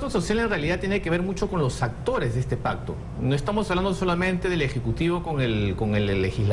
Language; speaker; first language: Spanish; native; Spanish